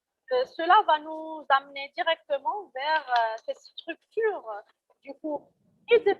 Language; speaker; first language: French; non-native, local second language; Arabic